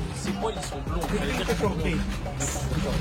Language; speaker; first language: French; native; French